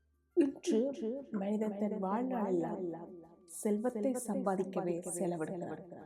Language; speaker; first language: Tamil; native; Tamil